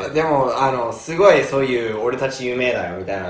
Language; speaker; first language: Japanese; non-native, fluent; English